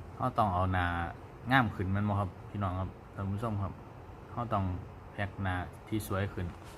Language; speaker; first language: Thai; non-native, local second language; Northeastern Thai